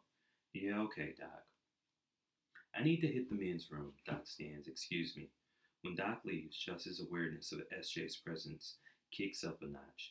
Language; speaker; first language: English; native; English